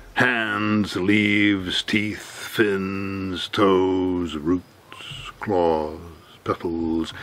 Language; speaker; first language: English; native; English